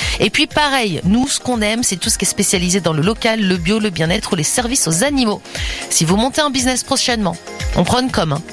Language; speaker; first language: French; native; French